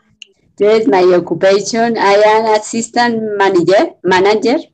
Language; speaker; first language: English; non-native, learner; Spanish